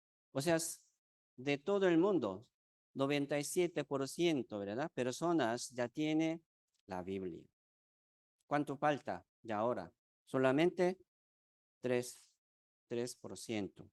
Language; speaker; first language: Spanish; non-native, fluent; Korean